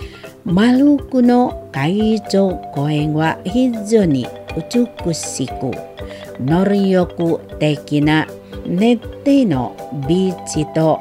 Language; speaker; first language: Japanese; non-native, fluent; Indonesian